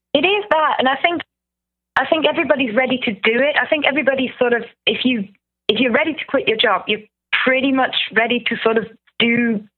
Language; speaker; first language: English; non-native, fluent; German